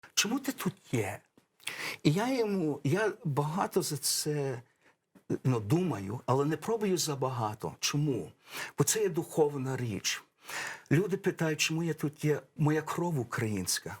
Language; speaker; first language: Ukrainian; early bilingual, heritage; Ukrainian